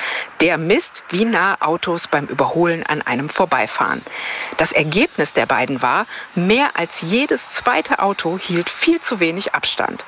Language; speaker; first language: German; native; German